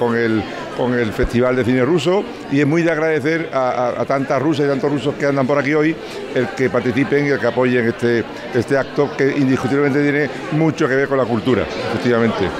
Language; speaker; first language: Spanish; native; Spanish